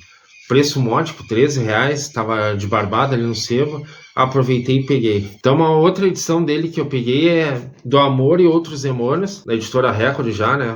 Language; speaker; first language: Portuguese; native; Portuguese